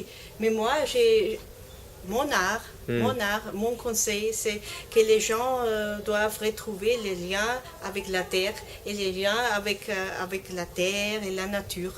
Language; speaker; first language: French; non-native, learner; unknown